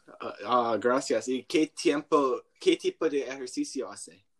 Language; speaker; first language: Spanish; non-native, learner; English